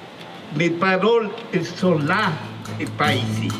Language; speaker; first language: French; non-native, fluent; Spanish